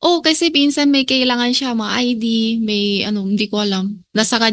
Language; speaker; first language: Filipino; early bilingual, other home language; Chinese